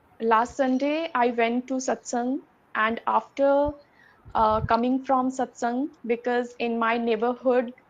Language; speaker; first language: English; non-native, learner; Hindi